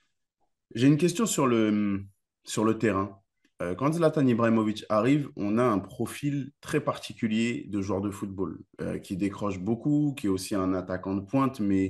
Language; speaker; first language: French; native; French